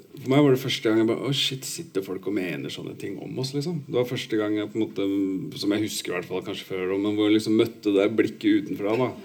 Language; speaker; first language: Norwegian; early bilingual, other home language; Urdu